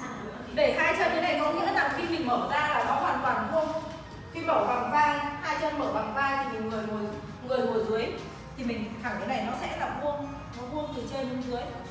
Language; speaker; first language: Vietnamese; native; Vietnamese